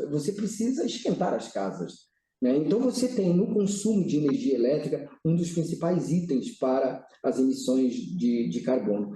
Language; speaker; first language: Portuguese; early bilingual, other home language; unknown